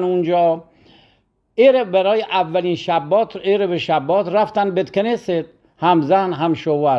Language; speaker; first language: Persian; native; Persian